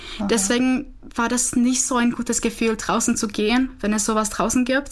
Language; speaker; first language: German; non-native, learner; Czech